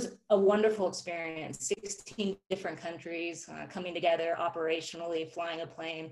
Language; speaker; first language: English; native; English